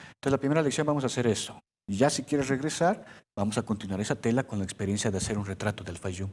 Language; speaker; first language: Spanish; early bilingual, heritage; Spanish